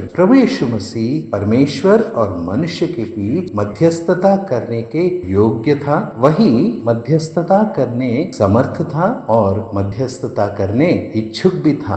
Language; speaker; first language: Hindi; native; Hindi